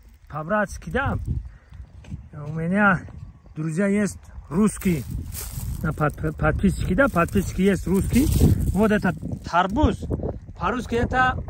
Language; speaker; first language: Russian; non-native, learner; Tajik